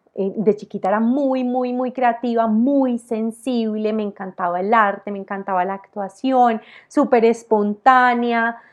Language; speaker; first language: Spanish; native; Spanish